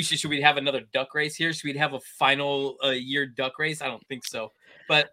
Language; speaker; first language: English; native; English